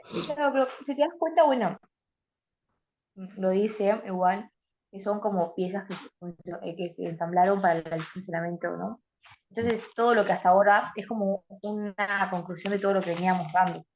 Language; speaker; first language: Spanish; native; Spanish